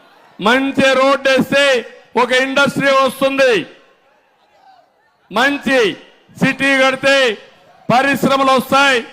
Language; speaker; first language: Telugu; native; Telugu